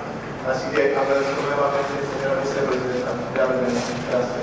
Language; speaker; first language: Spanish; non-native, fluent; Japanese